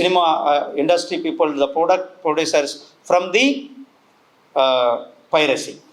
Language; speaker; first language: English; non-native, local second language; Tamil